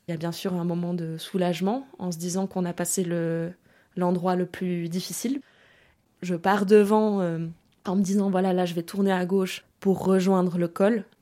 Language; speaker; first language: French; early bilingual, other home language; German